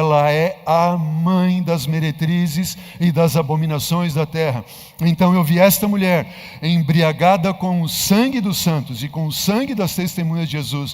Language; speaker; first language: Portuguese; native; Portuguese